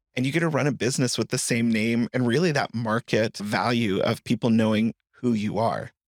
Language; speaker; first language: English; native; English